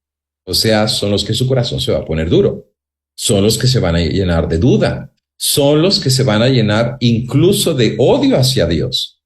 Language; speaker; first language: Spanish; native; Spanish